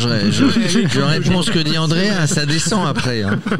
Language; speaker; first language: French; native; French